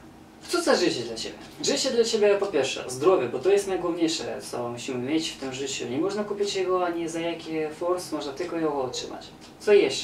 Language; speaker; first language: Polish; non-native, learner; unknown